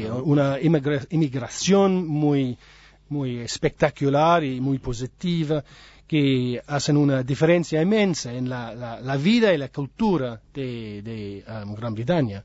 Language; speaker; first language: Spanish; non-native, learner; English